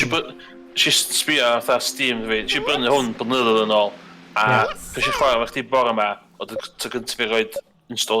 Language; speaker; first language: Welsh; native; Welsh